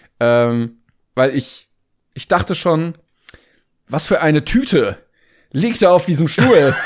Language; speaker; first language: German; native; German